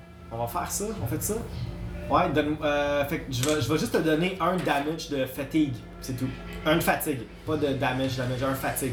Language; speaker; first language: French; native; French